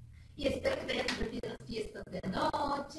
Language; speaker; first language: Spanish; native; Spanish